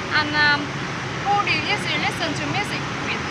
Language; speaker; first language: English; non-native, learner; Vietnamese